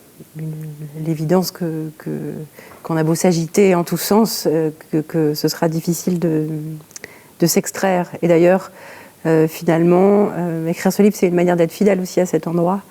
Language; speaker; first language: French; native; French